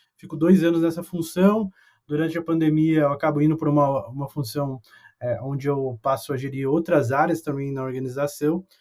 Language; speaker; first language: Portuguese; native; Portuguese